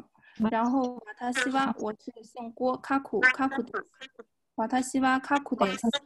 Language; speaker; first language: Japanese; non-native, fluent; Chinese